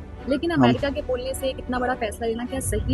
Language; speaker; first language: Hindi; native; Hindi